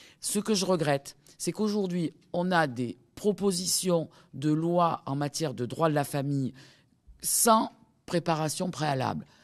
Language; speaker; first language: French; native; French